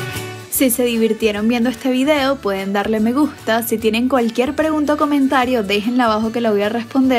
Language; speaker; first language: Spanish; native; Spanish